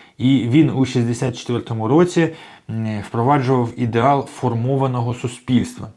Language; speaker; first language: Ukrainian; native; Ukrainian